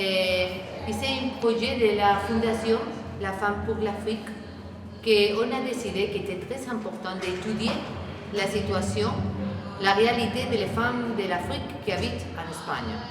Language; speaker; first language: French; non-native, learner; Spanish